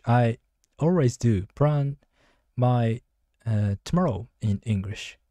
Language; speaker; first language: English; non-native, learner; Japanese